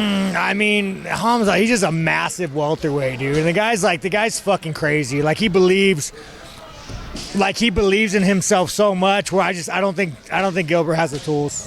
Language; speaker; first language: English; native; English